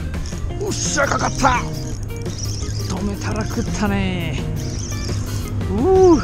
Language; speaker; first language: Japanese; native; Japanese